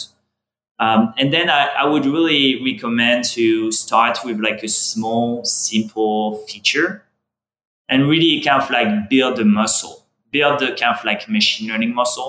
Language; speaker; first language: English; non-native, fluent; French